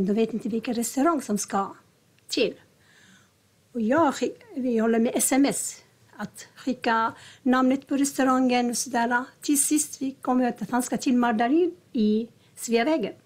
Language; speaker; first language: Swedish; non-native, learner; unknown